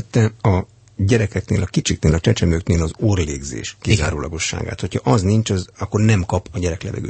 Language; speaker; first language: Hungarian; native; Hungarian